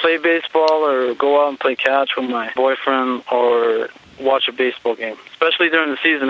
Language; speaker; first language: English; native; English